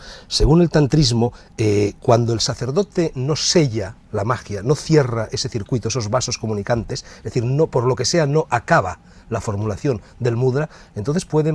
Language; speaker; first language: Spanish; native; Spanish